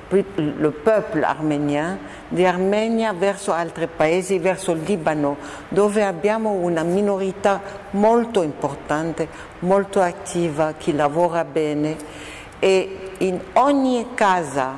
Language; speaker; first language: Italian; non-native, fluent; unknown